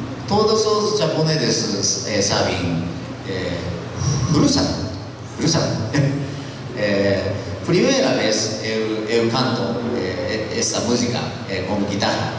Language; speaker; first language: Portuguese; non-native, learner; Japanese